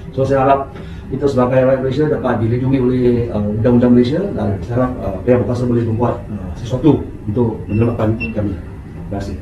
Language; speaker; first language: Malay; non-native, local second language; Chinese